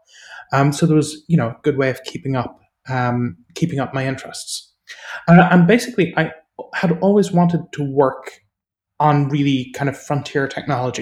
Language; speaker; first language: English; native; English